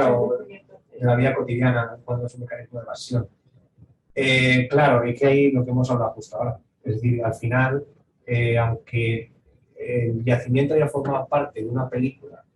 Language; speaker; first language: Spanish; native; Spanish